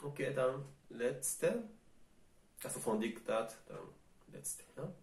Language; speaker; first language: German; non-native, fluent; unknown